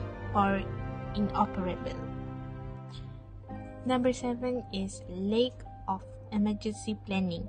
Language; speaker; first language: English; non-native, local second language; Malay